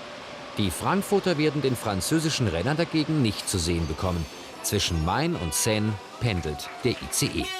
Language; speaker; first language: German; native; German